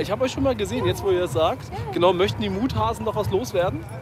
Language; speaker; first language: German; native; German